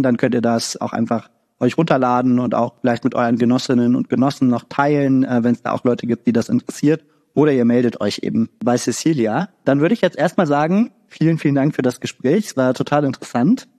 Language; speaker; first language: German; native; German